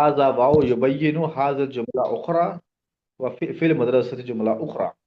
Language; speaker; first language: Arabic; non-native, learner; Urdu